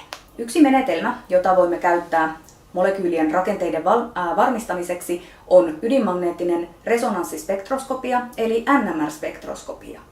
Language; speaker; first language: Finnish; native; Finnish